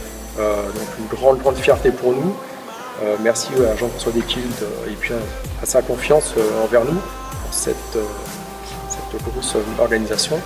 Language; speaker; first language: French; native; French